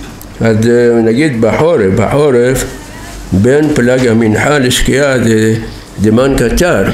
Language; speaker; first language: Hebrew; non-native, fluent; Persian